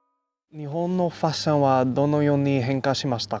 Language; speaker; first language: Japanese; non-native, learner; English